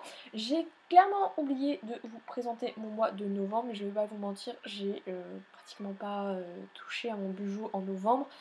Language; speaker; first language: French; native; French